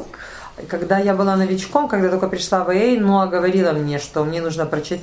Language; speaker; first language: Russian; native; Russian